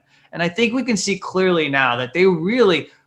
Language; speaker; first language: English; native; English